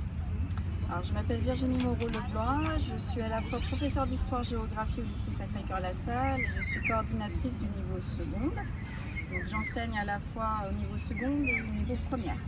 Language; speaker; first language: French; native; French